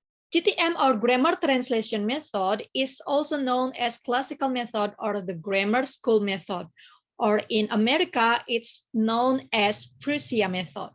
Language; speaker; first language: English; non-native, learner; Indonesian